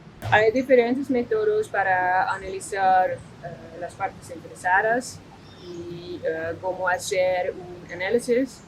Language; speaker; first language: Spanish; non-native, fluent; Dutch